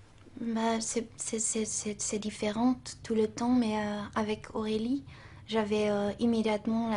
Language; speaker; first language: French; non-native, local second language; Dutch